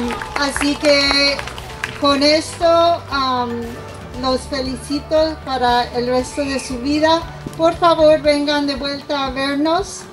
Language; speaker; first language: Spanish; non-native, fluent; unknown